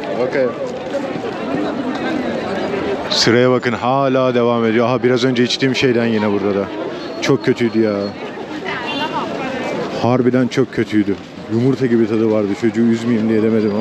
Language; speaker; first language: Turkish; native; Turkish